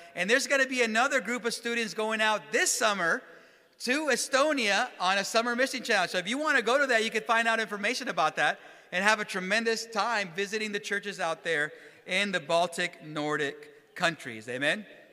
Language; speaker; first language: English; early bilingual, other home language; Spanish